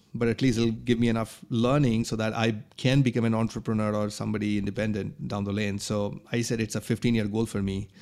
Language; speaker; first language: English; non-native, local second language; Bangla